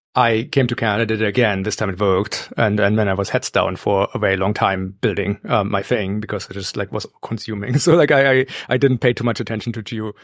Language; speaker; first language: English; non-native, fluent; German